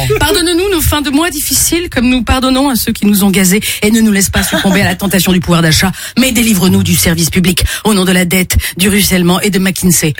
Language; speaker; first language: French; native; French